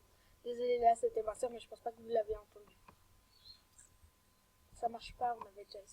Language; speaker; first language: French; native; French